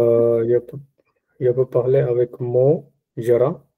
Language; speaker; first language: French; non-native, learner; Punjabi